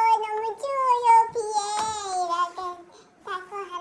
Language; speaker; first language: Korean; non-native, fluent; Japanese